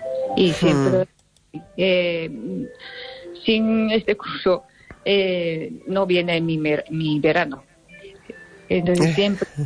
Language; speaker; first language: Spanish; non-native, learner; Japanese